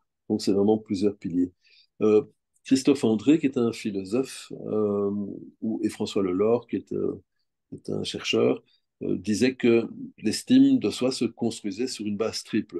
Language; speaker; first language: French; native; French